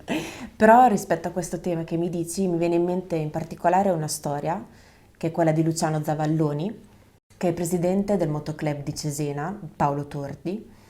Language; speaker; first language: Italian; native; Italian